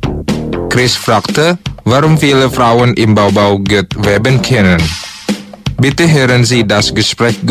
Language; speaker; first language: German; non-native, fluent; Indonesian